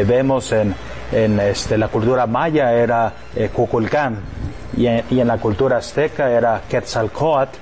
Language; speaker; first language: Spanish; native; Spanish